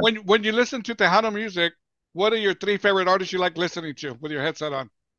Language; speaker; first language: English; early bilingual, other home language; Spanish